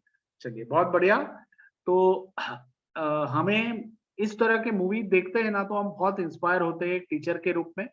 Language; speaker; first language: Hindi; native; Hindi